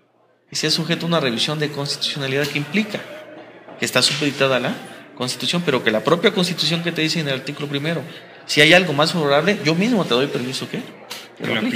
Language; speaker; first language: Spanish; native; Spanish